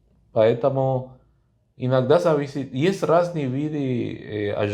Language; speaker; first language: Russian; non-native, fluent; Spanish